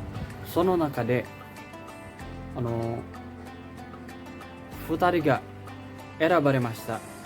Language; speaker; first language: Japanese; non-native, learner; Indonesian